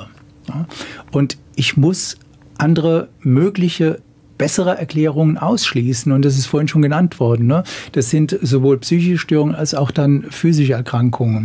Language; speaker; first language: German; native; German